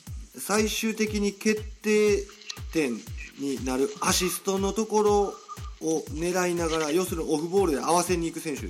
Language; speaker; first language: Japanese; native; Japanese